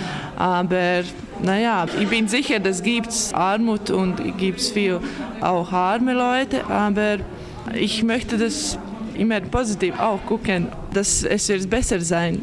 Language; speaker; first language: German; non-native, learner; Latvian